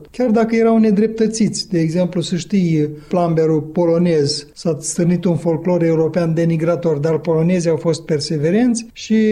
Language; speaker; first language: Romanian; native; Romanian